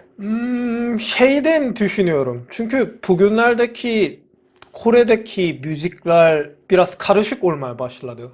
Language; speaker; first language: Turkish; non-native, fluent; Korean